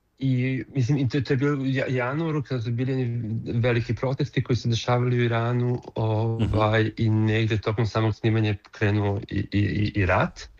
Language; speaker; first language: Serbian; native; Serbian